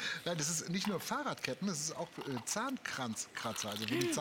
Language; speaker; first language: German; native; German